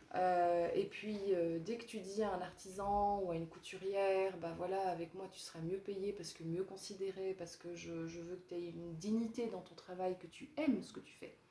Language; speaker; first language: French; native; French